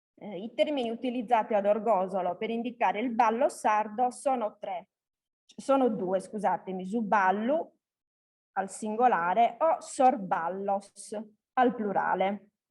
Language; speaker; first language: Italian; native; Italian